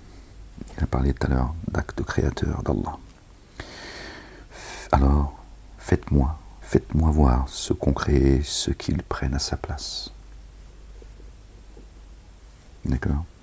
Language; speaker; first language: French; native; French